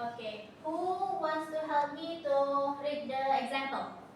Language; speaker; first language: English; non-native, learner; Indonesian